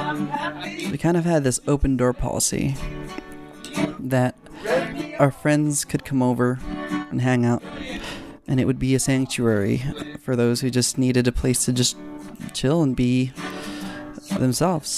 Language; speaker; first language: English; non-native, local second language; Filipino